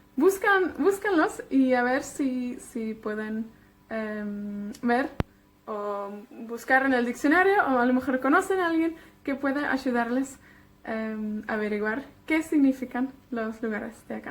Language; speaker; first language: Spanish; non-native, fluent; Welsh